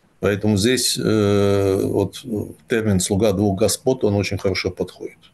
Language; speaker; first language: Russian; non-native, local second language; Azerbaijani